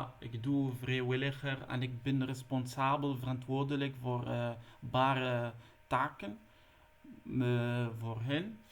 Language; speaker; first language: Dutch; non-native, learner; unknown